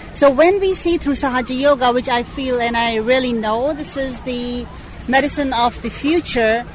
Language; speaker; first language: English; non-native, local second language; Hindi